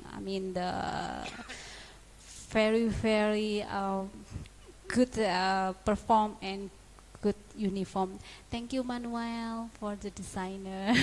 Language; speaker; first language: English; non-native, learner; Indonesian